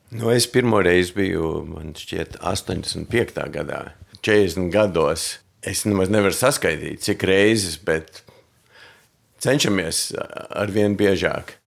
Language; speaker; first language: Latvian; early bilingual, heritage; Latvian